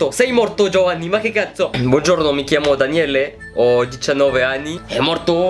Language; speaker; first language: Italian; non-native, learner; French